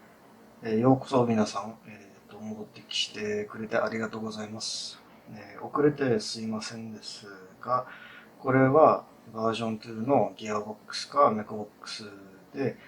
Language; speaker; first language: Japanese; non-native, fluent; English